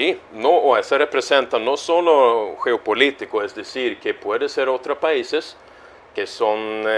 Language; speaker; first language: Spanish; non-native, fluent; Swedish